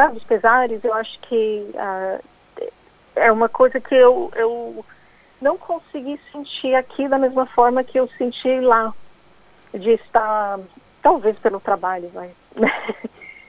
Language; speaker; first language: Portuguese; non-native, fluent; English